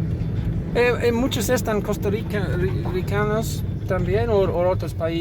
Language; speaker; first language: Spanish; non-native, learner; English